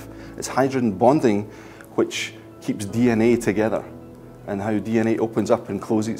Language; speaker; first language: English; native; English